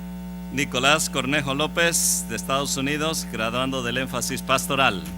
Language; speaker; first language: Spanish; native; Spanish